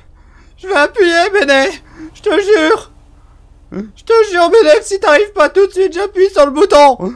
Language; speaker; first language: French; native; French